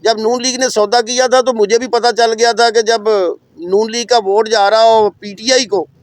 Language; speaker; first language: Urdu; non-native, local second language; Punjabi